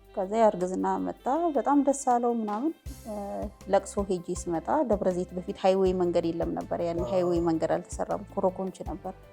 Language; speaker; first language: Amharic; native; Amharic